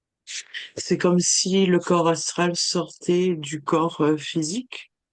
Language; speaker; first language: French; native; French